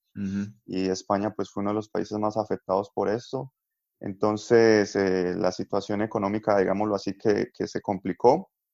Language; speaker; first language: Spanish; native; Spanish